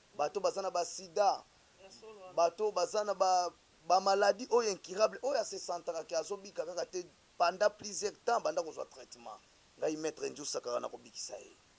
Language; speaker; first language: Lingala; non-native, local second language; Kongo